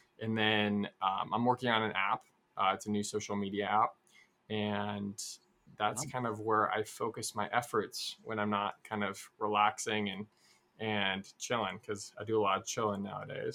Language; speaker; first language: English; native; English